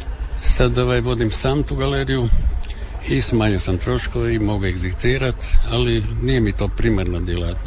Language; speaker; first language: Serbian; native; Serbian